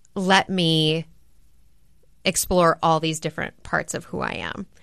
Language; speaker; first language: English; native; English